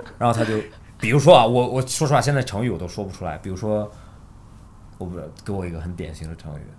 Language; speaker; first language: Chinese; early bilingual, heritage; Chinese